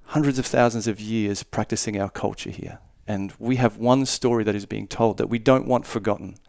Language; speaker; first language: English; native; English